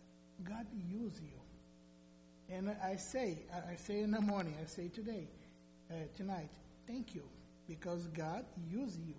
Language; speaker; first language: English; non-native, learner; Portuguese